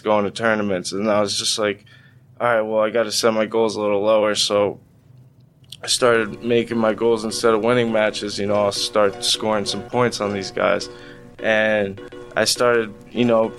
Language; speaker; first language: English; native; English